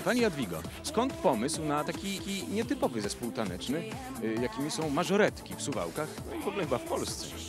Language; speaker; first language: Polish; native; Polish